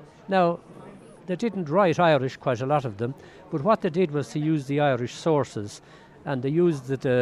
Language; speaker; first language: English; native; English